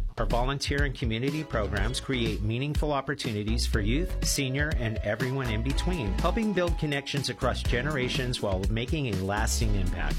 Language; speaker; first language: English; native; English